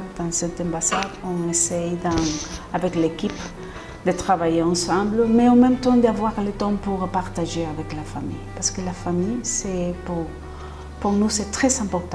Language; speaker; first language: French; non-native, fluent; Spanish